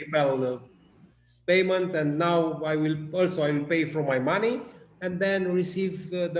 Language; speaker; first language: English; non-native, learner; Romanian